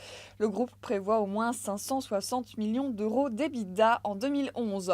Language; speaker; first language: French; native; French